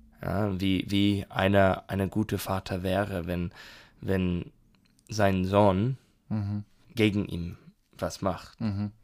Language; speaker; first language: German; non-native, learner; English